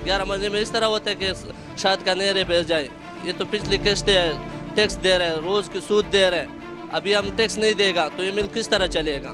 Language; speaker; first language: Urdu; non-native, local second language; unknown